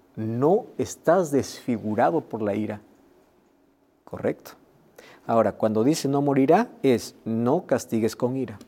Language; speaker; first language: Spanish; native; Spanish